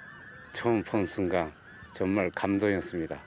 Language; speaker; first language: Korean; early bilingual, heritage; Korean